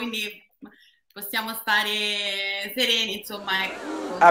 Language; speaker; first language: Italian; native; Italian